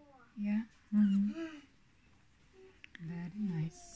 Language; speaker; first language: English; non-native, fluent; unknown